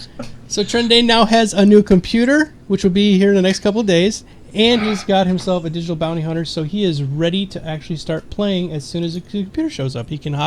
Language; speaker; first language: English; native; English